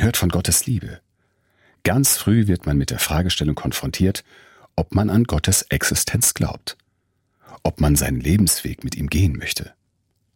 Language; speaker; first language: German; native; German